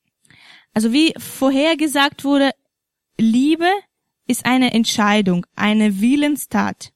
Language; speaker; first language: German; non-native, fluent; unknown